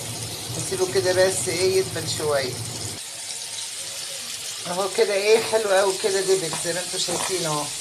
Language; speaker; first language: Arabic; native; Arabic